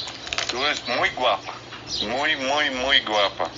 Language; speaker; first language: Spanish; non-native, learner; English